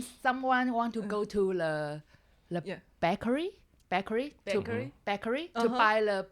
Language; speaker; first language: English; non-native, learner; Chinese